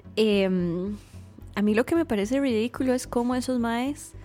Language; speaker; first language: Spanish; native; Spanish